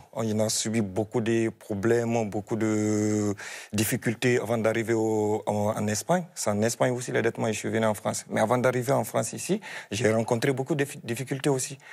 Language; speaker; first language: French; non-native, local second language; Fula